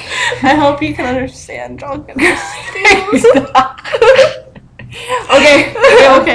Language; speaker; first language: English; native; English